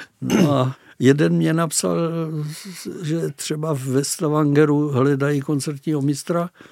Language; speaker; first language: Czech; non-native, local second language; Slovak